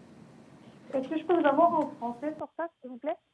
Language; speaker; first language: French; native; French